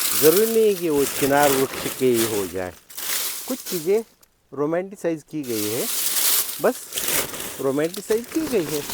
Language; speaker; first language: Hindi; non-native, local second language; Marathi